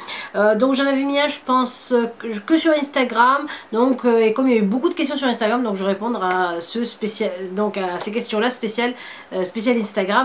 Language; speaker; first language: French; native; French